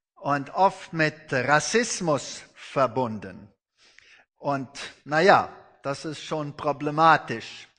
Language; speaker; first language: German; non-native, fluent; Afrikaans